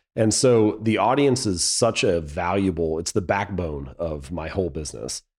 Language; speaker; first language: English; native; English